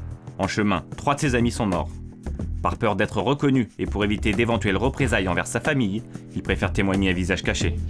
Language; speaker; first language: French; native; French